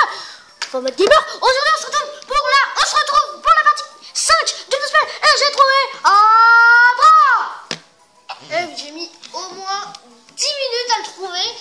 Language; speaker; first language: French; native; French